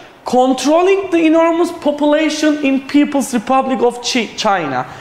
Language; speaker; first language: English; non-native, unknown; Turkish